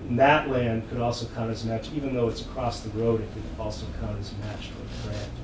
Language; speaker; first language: English; native; English